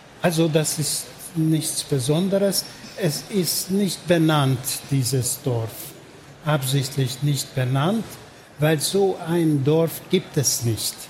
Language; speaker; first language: German; non-native, fluent; Hungarian